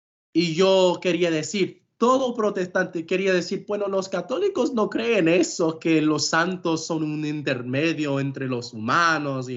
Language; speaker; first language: Spanish; non-native, fluent; English